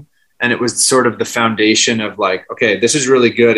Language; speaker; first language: English; native; English